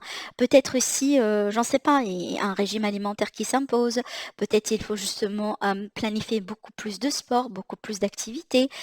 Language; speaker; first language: French; native; French